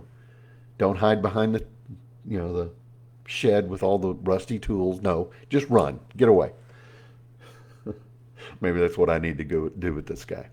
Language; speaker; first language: English; native; English